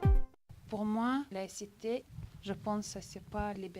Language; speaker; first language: French; non-native, learner; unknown